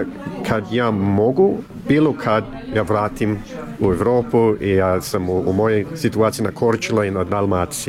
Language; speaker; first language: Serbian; early bilingual, heritage; Serbian